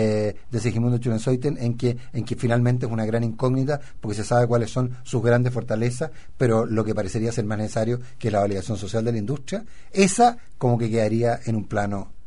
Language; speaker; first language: Spanish; native; Spanish